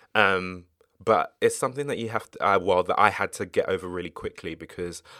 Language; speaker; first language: English; native; English